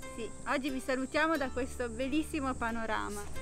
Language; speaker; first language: Italian; native; Italian